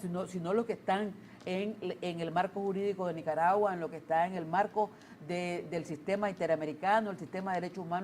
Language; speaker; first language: Spanish; native; Spanish